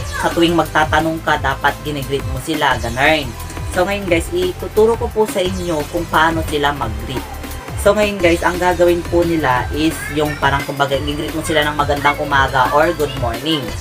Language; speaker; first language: Filipino; non-native, local second language; Pangasinan